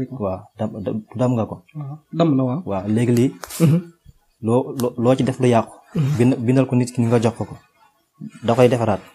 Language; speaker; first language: Wolof; non-native, local second language; Fula